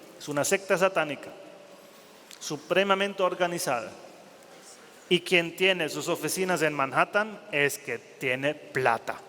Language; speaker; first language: Spanish; non-native, fluent; German